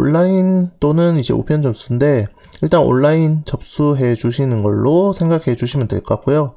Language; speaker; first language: Korean; native; Korean